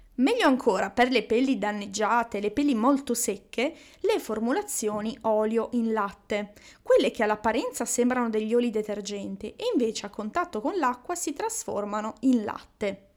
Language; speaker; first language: Italian; native; Italian